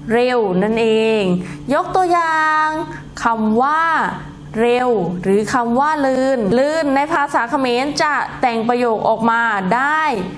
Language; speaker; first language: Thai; non-native, local second language; Northern Khmer